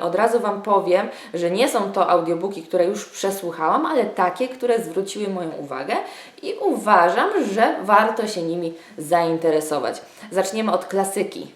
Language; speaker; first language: Polish; native; Polish